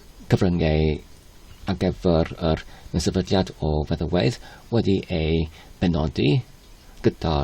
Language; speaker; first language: Welsh; non-native, learner; Polish